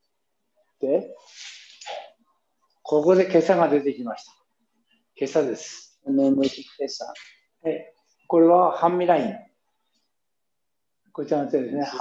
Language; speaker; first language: Japanese; native; Japanese